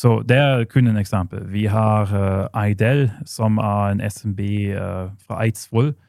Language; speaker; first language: Norwegian; non-native, fluent; German